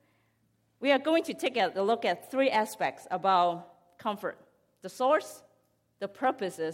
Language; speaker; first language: English; non-native, local second language; Cantonese